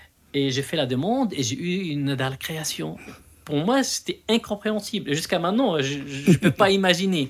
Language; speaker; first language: French; non-native, local second language; Arabic